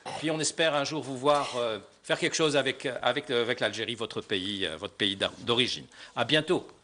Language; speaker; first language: French; non-native, local second language; Arabic